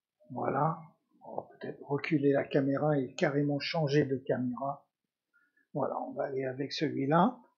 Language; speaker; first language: French; native; French